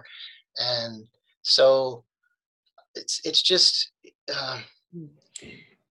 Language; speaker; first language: English; native; English